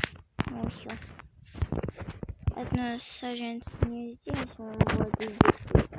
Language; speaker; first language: Russian; non-native, local second language; Kazakh